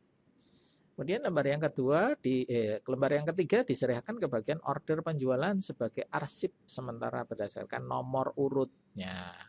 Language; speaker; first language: Indonesian; native; Indonesian